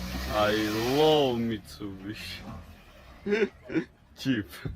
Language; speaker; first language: English; non-native, learner; Georgian